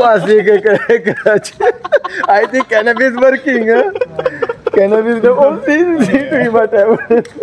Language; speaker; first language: English; non-native, learner; Punjabi